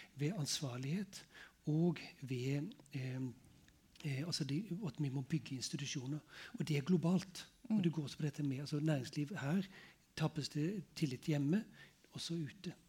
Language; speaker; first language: Norwegian; native; Norwegian